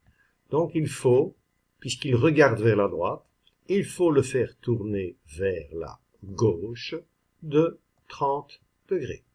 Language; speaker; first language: French; native; French